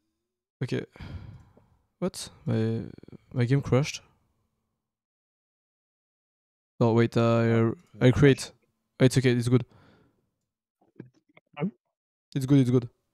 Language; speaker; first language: English; non-native, learner; French